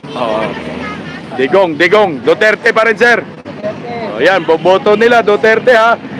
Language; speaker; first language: Filipino; non-native, local second language; Cebuano